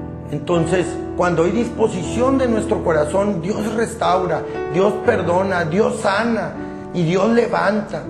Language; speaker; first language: Spanish; native; Spanish